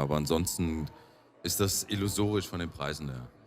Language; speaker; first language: German; native; German